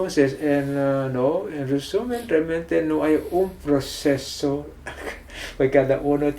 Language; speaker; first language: Spanish; non-native, fluent; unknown